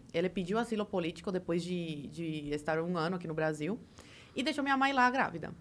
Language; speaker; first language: Portuguese; early bilingual, other home language; Spanish